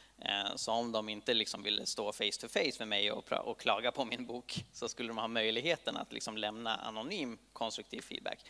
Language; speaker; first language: Swedish; native; Swedish